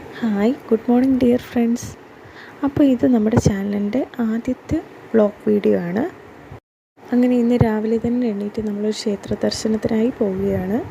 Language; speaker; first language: Malayalam; native; Malayalam